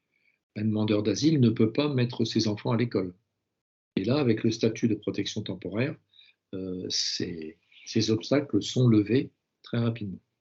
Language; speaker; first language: French; native; French